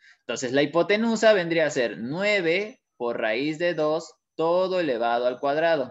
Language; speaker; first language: Spanish; native; Spanish